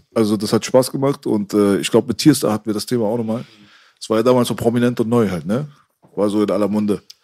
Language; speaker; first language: German; native; German